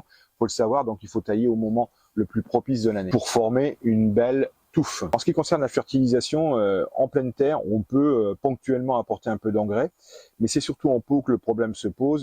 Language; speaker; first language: French; native; French